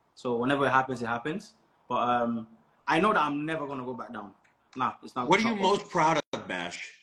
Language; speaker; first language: English; native; English